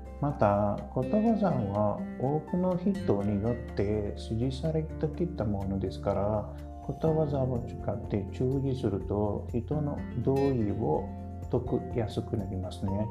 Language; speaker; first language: Japanese; non-native, learner; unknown